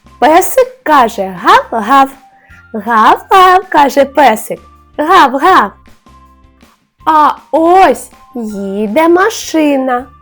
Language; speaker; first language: Ukrainian; native; Ukrainian